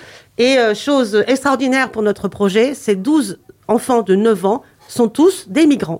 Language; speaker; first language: French; native; French